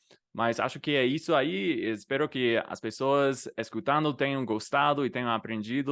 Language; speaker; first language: Portuguese; non-native, fluent; English